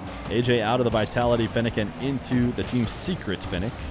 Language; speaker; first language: English; native; English